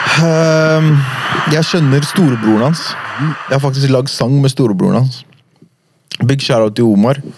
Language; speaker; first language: Norwegian; early bilingual, other home language; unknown